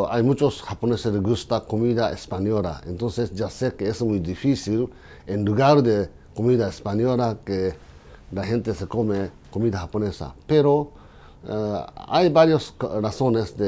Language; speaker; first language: Spanish; non-native, learner; Japanese